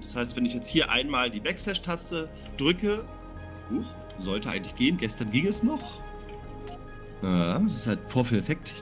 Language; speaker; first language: German; native; German